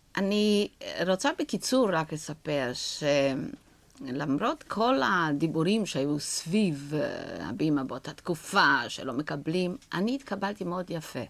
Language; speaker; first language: Hebrew; non-native, fluent; Yiddish